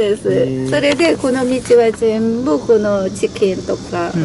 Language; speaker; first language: Japanese; non-native, fluent; Korean